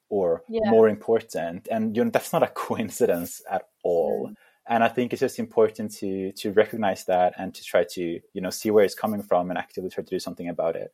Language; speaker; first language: English; non-native, fluent; Swedish